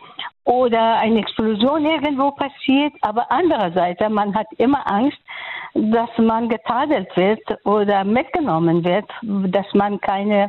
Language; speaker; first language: German; non-native, learner; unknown